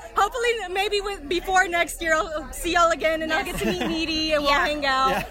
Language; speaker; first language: English; early bilingual, other home language; Spanish